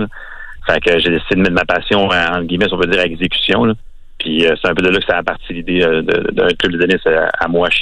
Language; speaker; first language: French; native; French